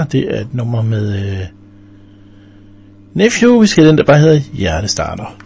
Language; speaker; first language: Danish; native; Danish